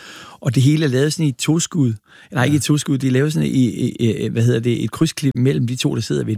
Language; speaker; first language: Danish; native; Danish